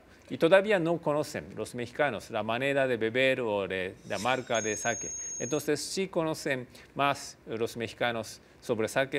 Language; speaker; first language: Spanish; non-native, fluent; Japanese